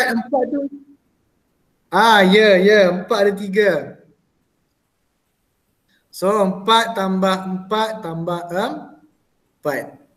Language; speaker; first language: Malay; native; Malay